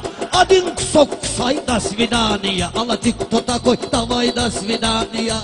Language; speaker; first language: Russian; non-native, learner; Talysh